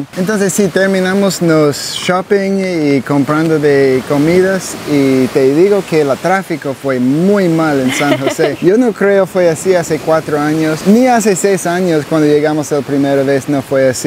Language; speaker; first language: Spanish; non-native, learner; English